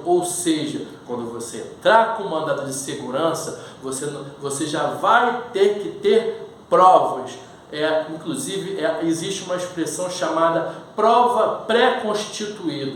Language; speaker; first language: Portuguese; native; Portuguese